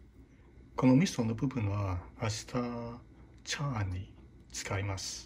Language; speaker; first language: Japanese; non-native, fluent; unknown